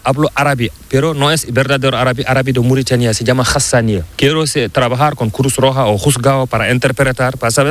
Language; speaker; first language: Spanish; non-native, learner; Fula